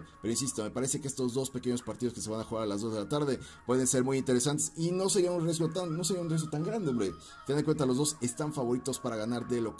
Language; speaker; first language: Spanish; native; Spanish